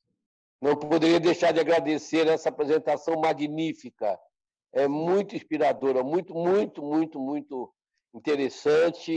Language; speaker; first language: Portuguese; non-native, fluent; Spanish